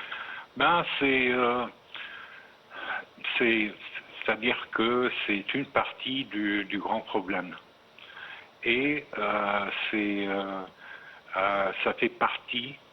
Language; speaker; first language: French; non-native, fluent; Arabic